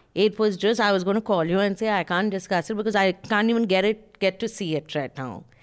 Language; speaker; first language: English; native; English